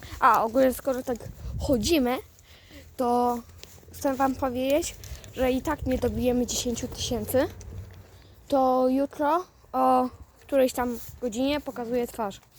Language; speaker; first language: Polish; native; Polish